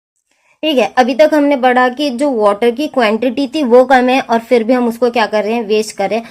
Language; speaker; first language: Hindi; native; Hindi